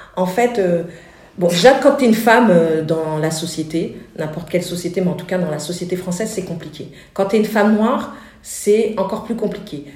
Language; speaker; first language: French; native; French